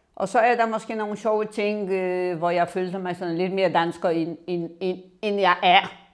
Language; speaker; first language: Danish; non-native, fluent; Polish